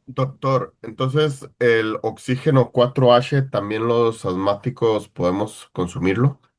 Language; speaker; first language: Spanish; native; Spanish